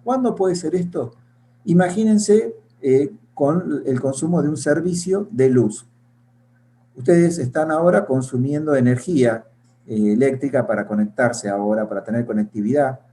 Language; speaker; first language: Spanish; native; Spanish